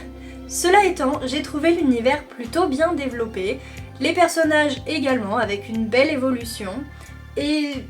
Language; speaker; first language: French; native; French